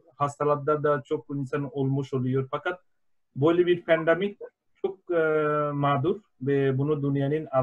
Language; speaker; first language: Turkish; non-native, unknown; Bangla